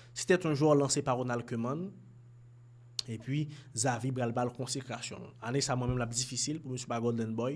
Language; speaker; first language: French; non-native, local second language; Haitian Creole